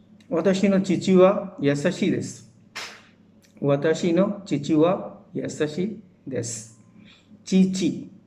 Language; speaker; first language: Japanese; non-native, fluent; Bangla